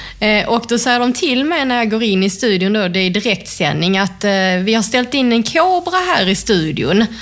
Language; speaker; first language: Swedish; native; Swedish